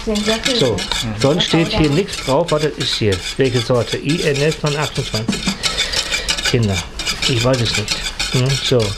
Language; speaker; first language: German; native; German